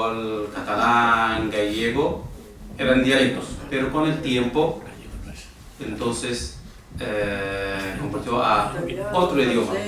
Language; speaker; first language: Spanish; non-native, fluent; Arabic